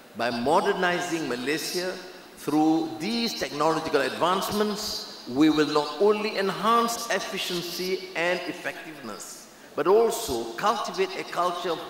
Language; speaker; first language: English; non-native, local second language; Malay